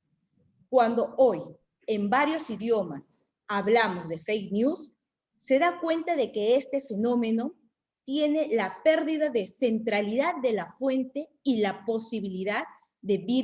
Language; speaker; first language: Spanish; native; Spanish